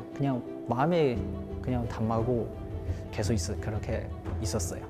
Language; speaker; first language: Korean; non-native, learner; Chinese